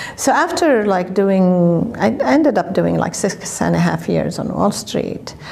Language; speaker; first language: English; non-native, fluent; Arabic